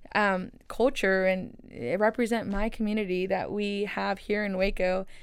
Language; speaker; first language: English; early bilingual, other home language; Spanish